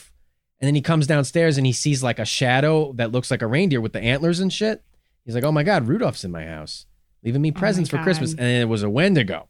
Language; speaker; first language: English; native; English